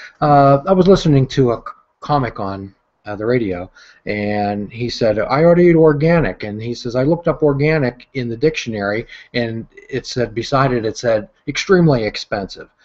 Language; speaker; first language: English; native; English